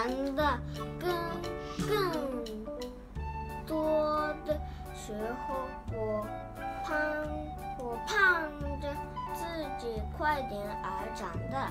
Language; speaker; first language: Chinese; early bilingual, heritage; Japanese